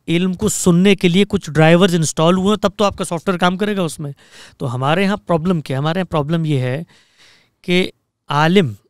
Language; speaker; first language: Urdu; native; Urdu